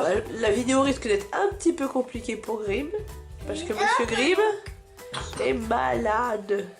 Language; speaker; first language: French; native; French